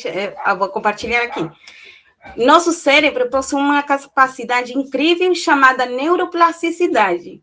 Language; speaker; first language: Portuguese; non-native, fluent; Spanish